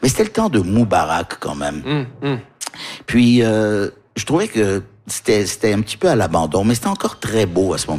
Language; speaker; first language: French; early bilingual, other home language; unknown